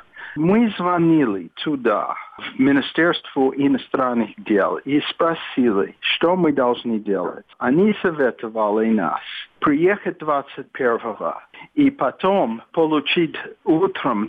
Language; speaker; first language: Russian; non-native, fluent; English